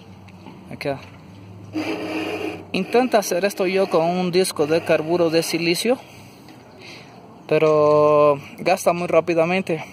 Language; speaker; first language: Spanish; non-native, learner; English